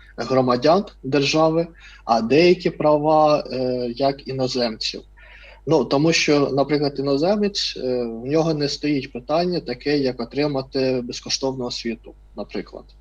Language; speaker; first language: Ukrainian; non-native, fluent; Russian